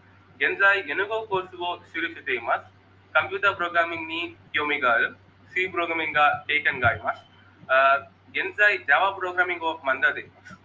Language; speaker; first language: Japanese; non-native, learner; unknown